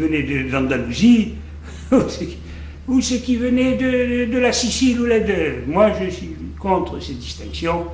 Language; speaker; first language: French; native; French